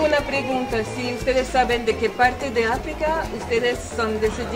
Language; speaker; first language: Spanish; non-native, learner; French